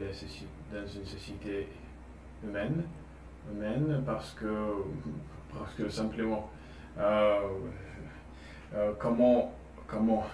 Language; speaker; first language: French; non-native, learner; Russian